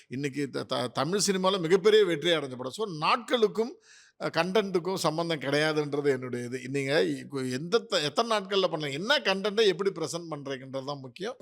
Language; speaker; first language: Tamil; native; Tamil